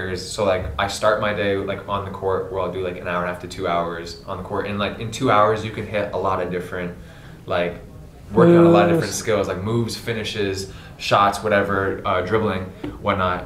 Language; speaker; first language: English; native; English